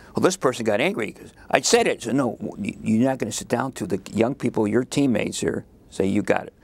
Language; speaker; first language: English; native; English